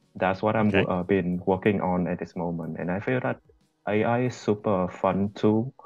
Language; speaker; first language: English; non-native, fluent; Vietnamese